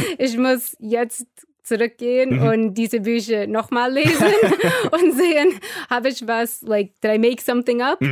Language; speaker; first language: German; non-native, fluent; English